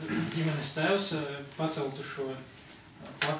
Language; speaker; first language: Latvian; native; Latvian